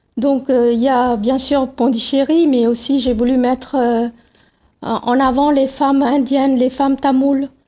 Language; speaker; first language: French; non-native, local second language; Tamil